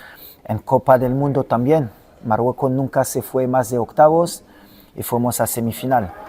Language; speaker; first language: Spanish; non-native, fluent; French